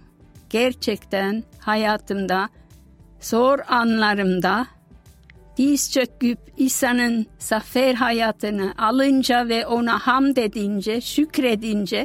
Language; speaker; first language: Turkish; non-native, fluent; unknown